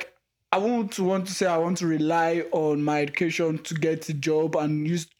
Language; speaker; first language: English; non-native, local second language; Igbo